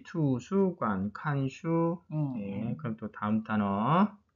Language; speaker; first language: Korean; native; Korean